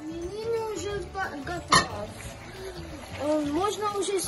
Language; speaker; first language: Russian; non-native, learner; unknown